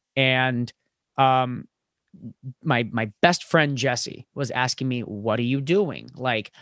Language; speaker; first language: English; native; English